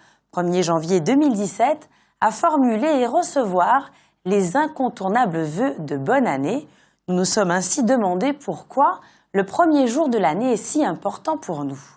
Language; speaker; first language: French; native; French